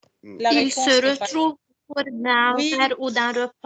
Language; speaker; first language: French; non-native, learner; Arabic